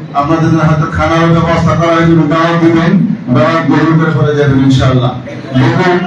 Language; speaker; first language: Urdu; non-native, local second language; Bangla